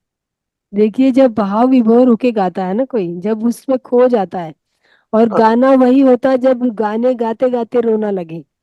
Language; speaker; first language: Hindi; native; Hindi